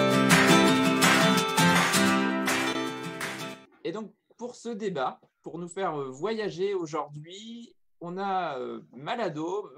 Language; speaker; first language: French; native; French